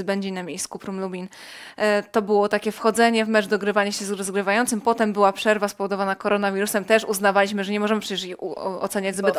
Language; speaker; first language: Polish; native; Polish